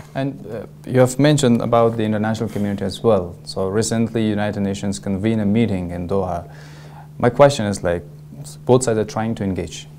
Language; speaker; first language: English; non-native, fluent; Persian